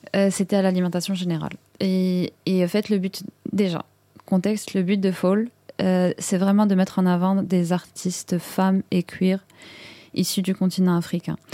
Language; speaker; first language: French; non-native, local second language; Arabic